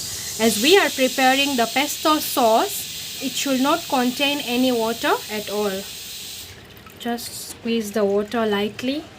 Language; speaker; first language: English; non-native, local second language; Gujarati